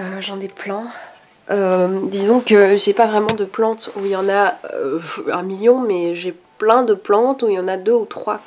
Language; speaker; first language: French; native; French